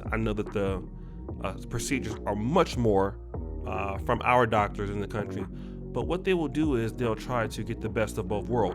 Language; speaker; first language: English; native; English